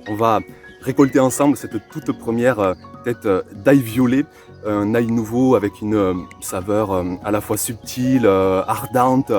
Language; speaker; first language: French; native; French